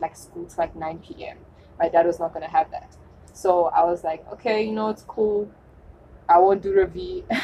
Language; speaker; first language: English; non-native, local second language; German